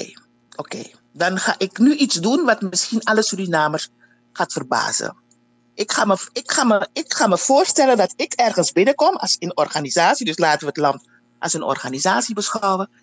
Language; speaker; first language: Dutch; native; Dutch